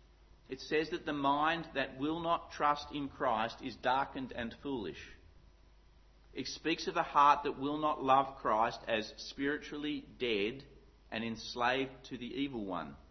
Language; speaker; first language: English; native; English